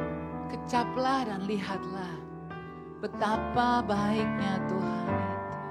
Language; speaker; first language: Indonesian; native; Indonesian